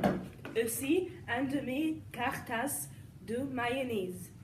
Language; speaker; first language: French; non-native, learner; English